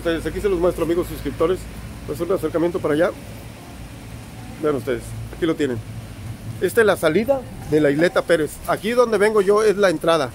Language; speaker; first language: Spanish; native; Spanish